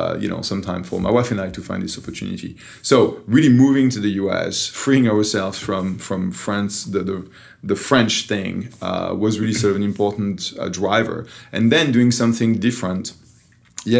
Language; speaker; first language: English; non-native, fluent; French